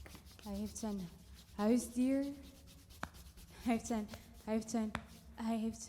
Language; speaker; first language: Dutch; early bilingual, other home language; Kinyarwanda